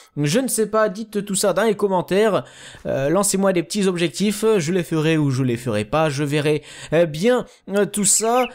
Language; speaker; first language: French; native; French